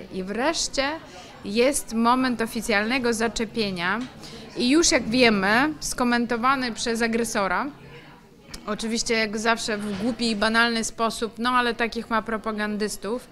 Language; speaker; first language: Polish; non-native, fluent; Ukrainian